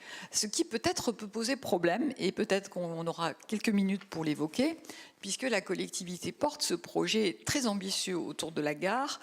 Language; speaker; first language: French; native; French